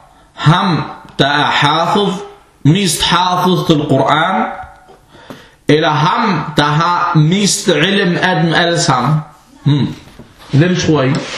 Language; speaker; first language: Danish; non-native, fluent; Arabic